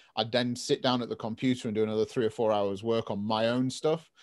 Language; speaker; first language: English; native; English